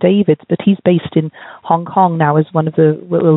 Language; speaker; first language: English; native; English